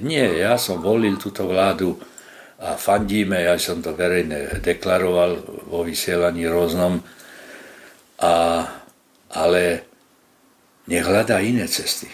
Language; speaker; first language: Slovak; non-native, local second language; Hungarian